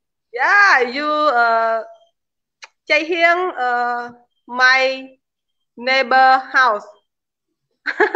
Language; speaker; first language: English; non-native, learner; Khmer